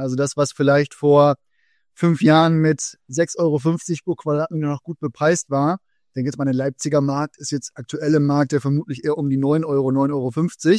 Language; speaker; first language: German; native; German